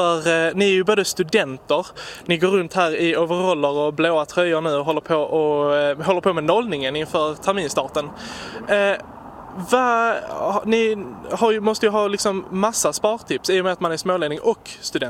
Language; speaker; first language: Swedish; native; Swedish